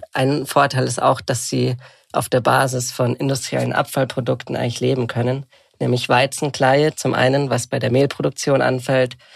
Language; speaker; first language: German; native; German